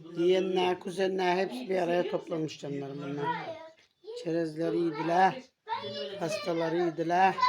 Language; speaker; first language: Turkish; native; Turkish